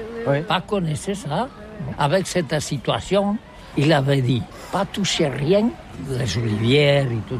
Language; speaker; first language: French; non-native, learner; Catalan